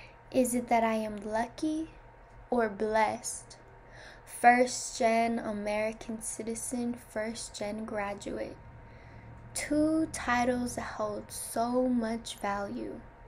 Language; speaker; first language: English; early bilingual, other home language; Spanish